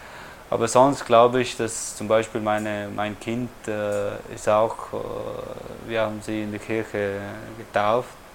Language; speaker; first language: German; non-native, fluent; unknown